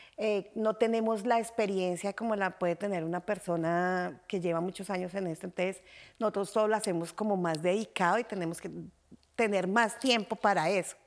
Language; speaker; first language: Spanish; native; Spanish